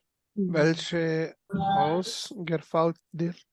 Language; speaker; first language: German; non-native, learner; Malayalam